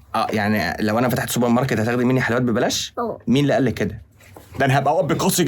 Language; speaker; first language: Arabic; native; Arabic